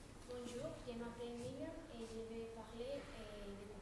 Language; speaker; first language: French; non-native, learner; Spanish